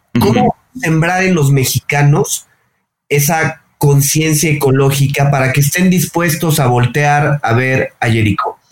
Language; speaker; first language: Spanish; native; Spanish